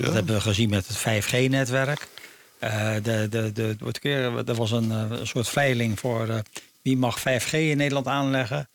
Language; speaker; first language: Dutch; native; Dutch